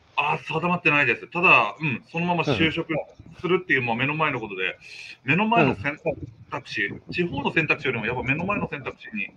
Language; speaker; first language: Japanese; native; Japanese